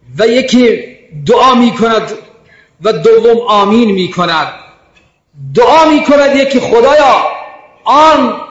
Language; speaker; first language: Persian; non-native, local second language; Baluchi